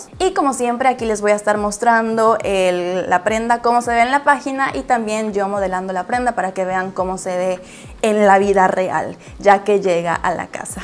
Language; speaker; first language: Spanish; native; Spanish